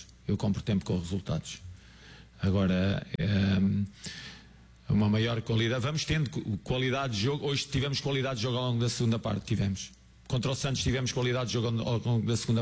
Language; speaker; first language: Portuguese; native; Portuguese